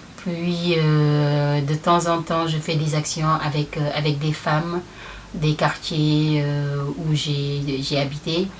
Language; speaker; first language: French; non-native, local second language; Wolof